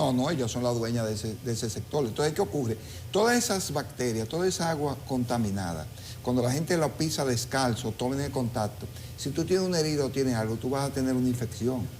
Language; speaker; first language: Spanish; native; Spanish